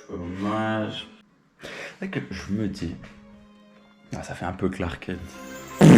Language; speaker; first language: French; native; French